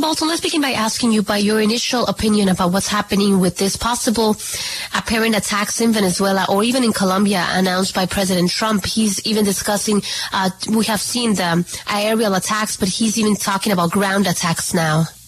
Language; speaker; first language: English; non-native, fluent; Spanish